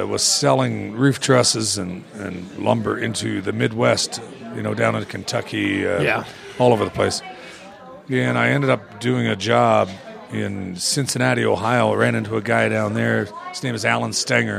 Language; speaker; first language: English; native; English